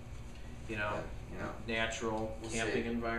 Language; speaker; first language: English; native; English